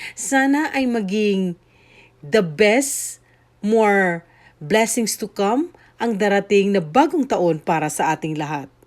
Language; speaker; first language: Filipino; native; Filipino